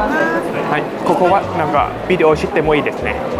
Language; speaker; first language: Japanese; non-native, learner; Thai